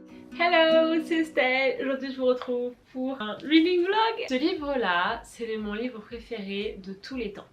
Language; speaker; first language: French; native; French